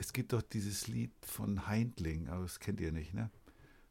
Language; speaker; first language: German; native; German